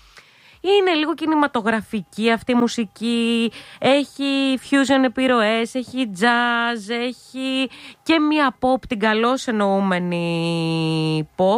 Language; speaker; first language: Greek; native; Greek